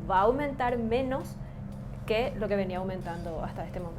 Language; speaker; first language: Spanish; native; Spanish